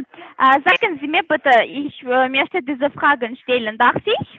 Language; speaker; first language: German; non-native, learner; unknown